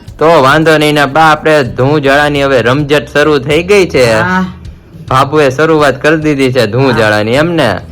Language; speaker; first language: Gujarati; native; Gujarati